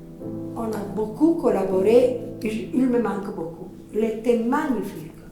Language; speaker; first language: French; non-native, fluent; Italian